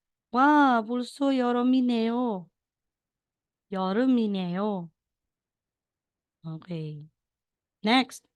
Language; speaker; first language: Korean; non-native, fluent; Filipino